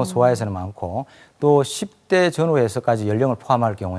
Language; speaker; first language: Korean; native; Korean